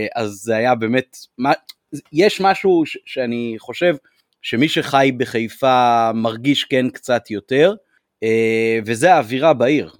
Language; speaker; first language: Hebrew; native; Hebrew